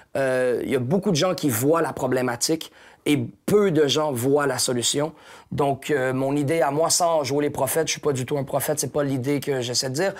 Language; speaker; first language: French; native; French